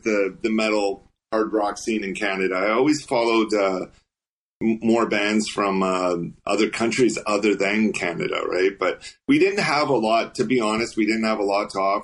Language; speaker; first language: English; native; English